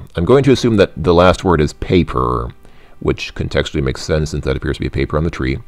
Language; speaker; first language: English; native; English